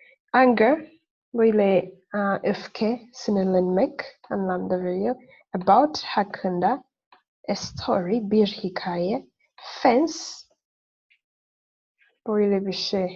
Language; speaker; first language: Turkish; non-native, fluent; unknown